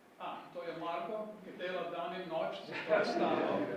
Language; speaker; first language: Slovenian; early bilingual, heritage; Slovenian